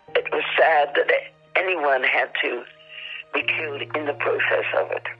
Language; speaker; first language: English; native; English